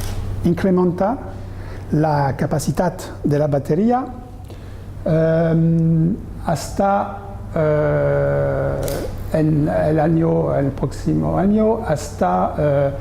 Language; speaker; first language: Spanish; non-native, learner; French